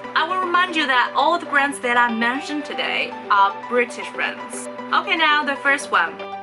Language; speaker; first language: English; non-native, fluent; Chinese